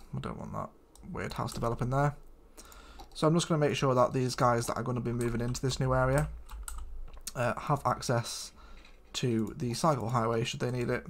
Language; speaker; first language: English; native; English